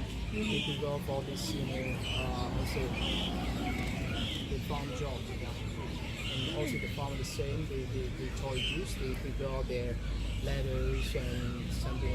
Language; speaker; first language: English; non-native, learner; Burmese